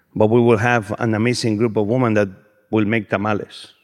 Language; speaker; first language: English; non-native, fluent; Spanish